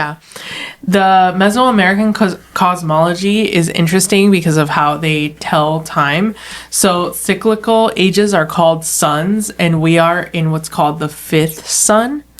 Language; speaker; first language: English; native; English